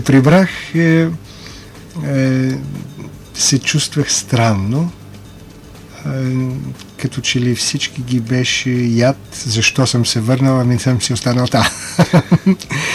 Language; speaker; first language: Bulgarian; native; Bulgarian